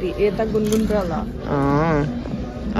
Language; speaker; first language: Russian; early bilingual, heritage; Russian